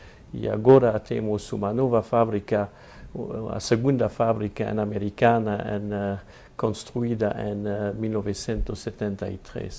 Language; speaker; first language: Portuguese; non-native, fluent; French